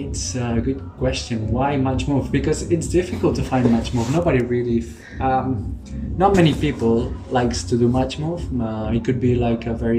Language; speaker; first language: English; non-native, fluent; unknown